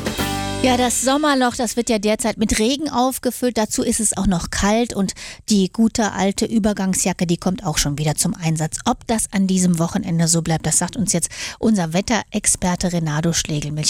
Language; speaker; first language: German; native; German